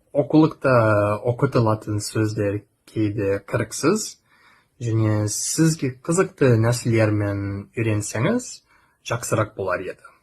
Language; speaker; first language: Kazakh; non-native, learner; English